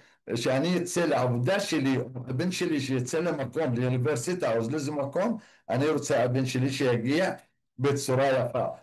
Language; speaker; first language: Hebrew; non-native, local second language; Arabic